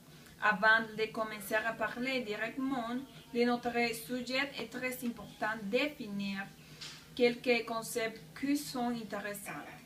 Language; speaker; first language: French; non-native, learner; Spanish